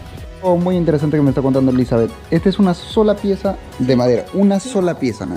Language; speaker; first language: Spanish; native; Spanish